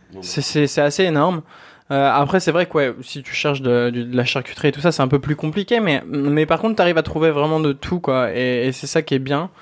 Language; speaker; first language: French; native; French